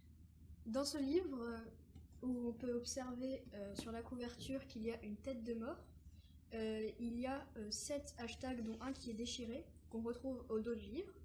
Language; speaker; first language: French; native; French